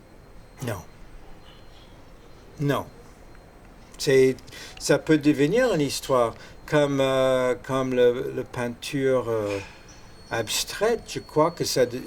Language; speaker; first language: French; non-native, fluent; English